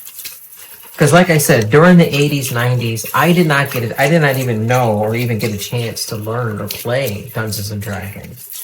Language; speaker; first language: English; native; English